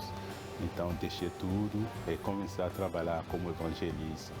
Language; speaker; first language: Portuguese; non-native, fluent; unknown